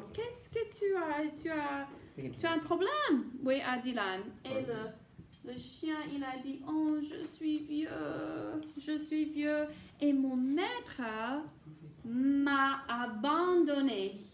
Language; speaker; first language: French; non-native, fluent; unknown